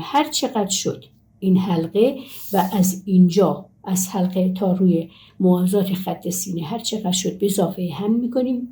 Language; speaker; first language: Persian; native; Persian